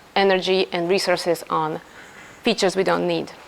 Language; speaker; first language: English; non-native, fluent; Slovak